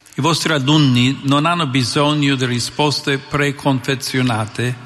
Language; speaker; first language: Italian; non-native, fluent; English